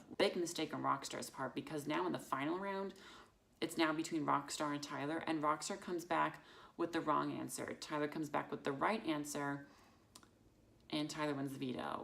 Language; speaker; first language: English; native; English